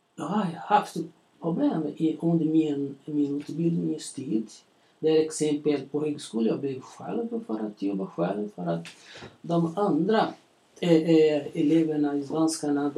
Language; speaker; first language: Swedish; non-native, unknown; Portuguese